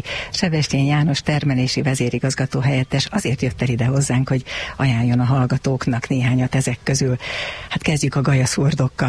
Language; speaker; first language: Hungarian; native; Hungarian